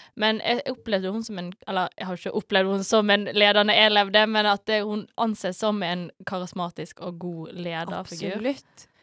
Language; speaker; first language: Norwegian; early bilingual, other home language; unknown